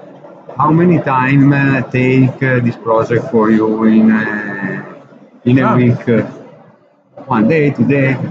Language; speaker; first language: English; non-native, learner; Italian